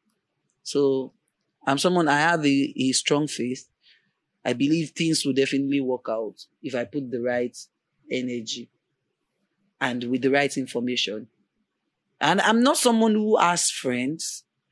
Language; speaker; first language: English; non-native, local second language; Yoruba